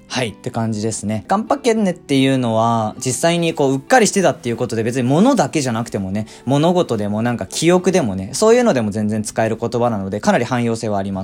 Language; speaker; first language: Japanese; native; Japanese